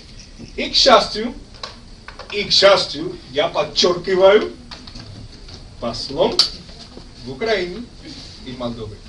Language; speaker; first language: Russian; non-native, fluent; Spanish